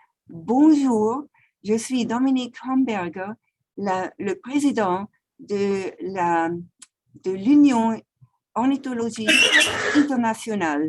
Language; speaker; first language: French; non-native, fluent; Swiss German